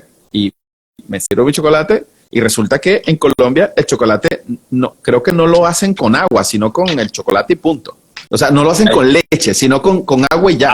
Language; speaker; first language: Spanish; native; Spanish